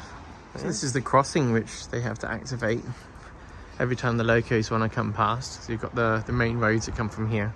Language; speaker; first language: English; native; English